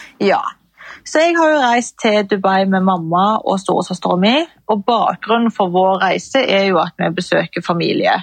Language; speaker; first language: Norwegian; early bilingual, other home language; Arabic